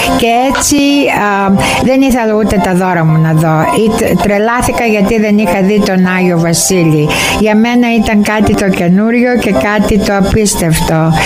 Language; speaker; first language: Greek; native; Greek